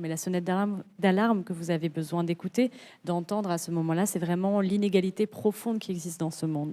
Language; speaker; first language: French; native; French